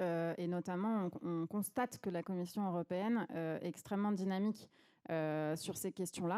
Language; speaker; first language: French; native; French